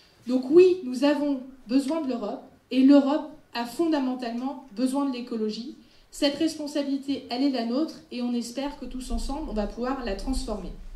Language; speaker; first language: French; non-native, fluent; Dutch